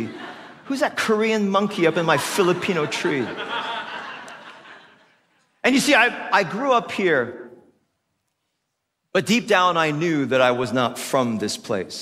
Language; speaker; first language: English; non-native, local second language; Filipino